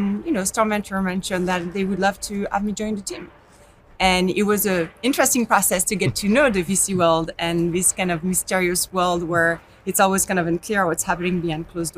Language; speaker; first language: English; non-native, fluent; French